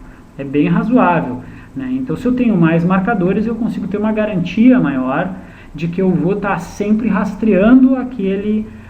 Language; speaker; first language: Portuguese; native; Portuguese